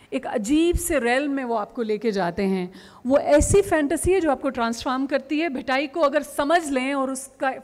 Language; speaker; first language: Urdu; non-native, local second language; Sindhi